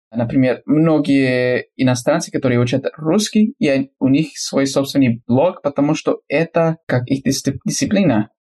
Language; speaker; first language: Russian; non-native, fluent; English